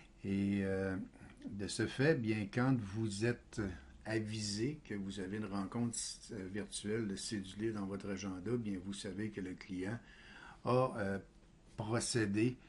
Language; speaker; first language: French; native; French